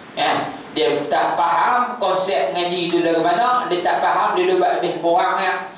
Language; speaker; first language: Malay; native; Malay